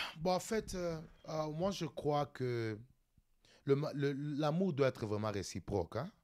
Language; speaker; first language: French; non-native, local second language; Lingala